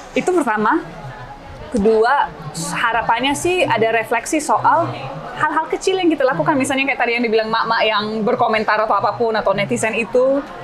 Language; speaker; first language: Indonesian; early bilingual, heritage; English